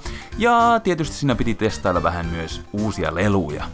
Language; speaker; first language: Finnish; native; Finnish